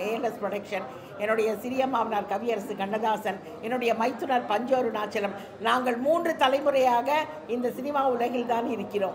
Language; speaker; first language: Tamil; native; Tamil